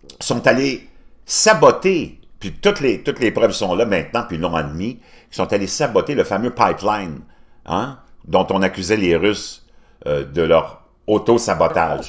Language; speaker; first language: French; native; French